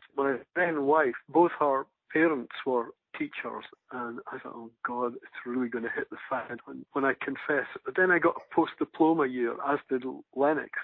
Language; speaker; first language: English; native; English